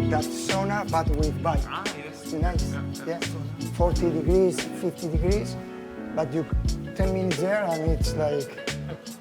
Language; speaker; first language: English; non-native, fluent; Spanish